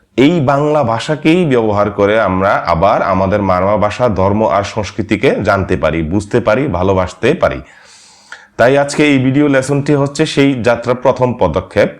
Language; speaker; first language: Bangla; non-native, local second language; Marma